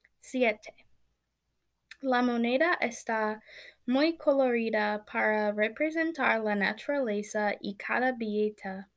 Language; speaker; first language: Spanish; non-native, learner; English